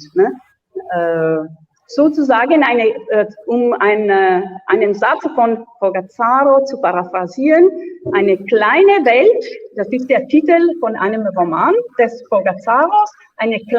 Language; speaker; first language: German; non-native, fluent; Italian